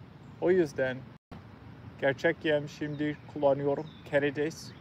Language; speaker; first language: Turkish; non-native, learner; English